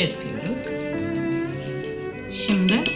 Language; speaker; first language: Turkish; non-native, learner; Russian